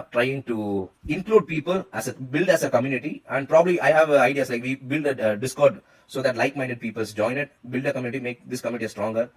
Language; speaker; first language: English; non-native, local second language; Tamil